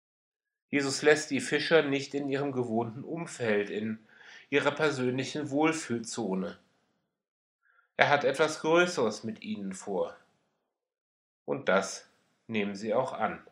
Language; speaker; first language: German; native; German